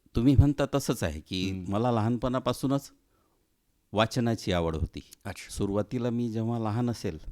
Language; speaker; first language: Marathi; native; Marathi